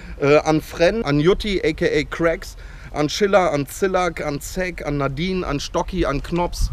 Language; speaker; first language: German; native; German